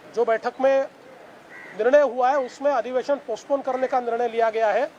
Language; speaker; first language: Hindi; non-native, local second language; Marathi